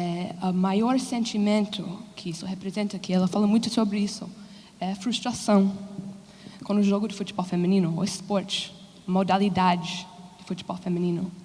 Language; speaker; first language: Portuguese; non-native, fluent; English